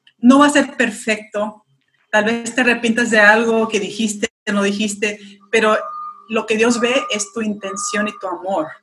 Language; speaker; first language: Spanish; early bilingual, heritage; Spanish